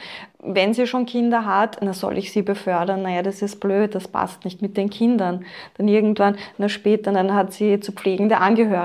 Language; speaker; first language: German; native; German